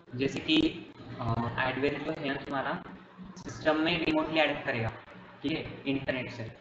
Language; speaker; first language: Hindi; non-native, local second language; Marathi